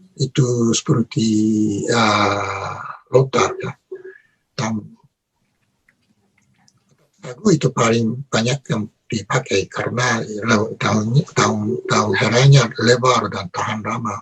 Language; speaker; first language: Indonesian; non-native, learner; Japanese